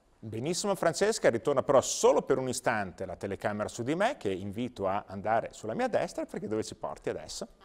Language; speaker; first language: Italian; native; Italian